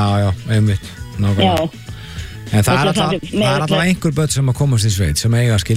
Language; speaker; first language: Icelandic; native; Icelandic